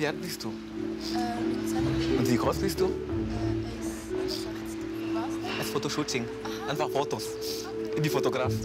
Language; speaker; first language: German; non-native, learner; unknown